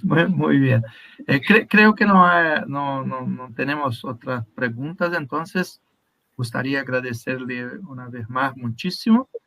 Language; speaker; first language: Spanish; non-native, fluent; Portuguese